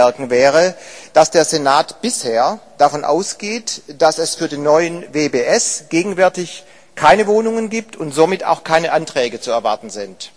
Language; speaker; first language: German; native; German